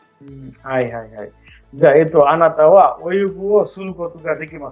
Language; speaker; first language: Japanese; non-native, fluent; Bangla